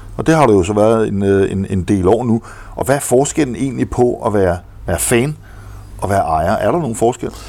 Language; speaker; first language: Danish; native; Danish